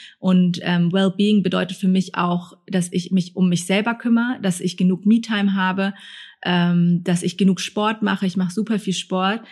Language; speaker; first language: German; early bilingual, other home language; Thai